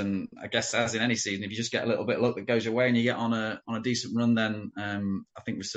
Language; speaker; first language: English; native; English